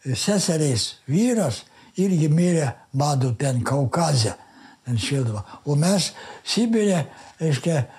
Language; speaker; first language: Lithuanian; non-native, local second language; Yiddish